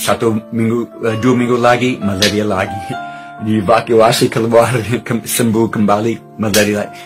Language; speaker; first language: Indonesian; non-native, fluent; English